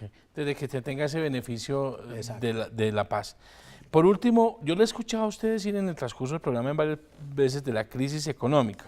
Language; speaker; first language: Spanish; native; Spanish